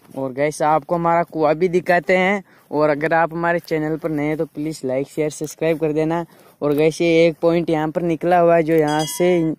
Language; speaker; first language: Hindi; native; Hindi